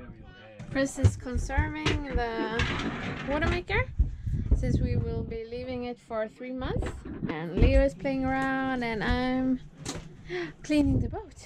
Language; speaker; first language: English; non-native, fluent; Swedish